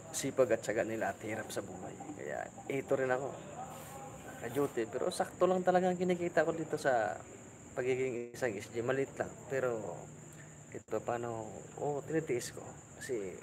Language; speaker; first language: Filipino; non-native, local second language; Masbatenyo